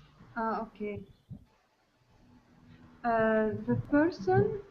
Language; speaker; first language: English; non-native, learner; Arabic